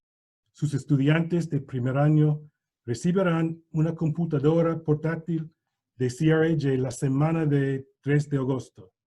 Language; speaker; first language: Spanish; non-native, learner; English